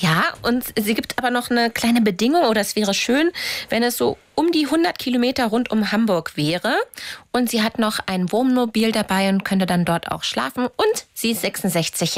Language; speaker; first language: German; native; German